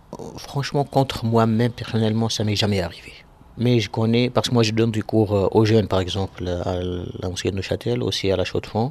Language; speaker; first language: French; non-native, local second language; Arabic